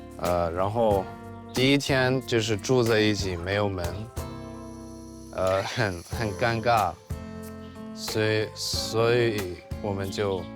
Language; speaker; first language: Chinese; non-native, learner; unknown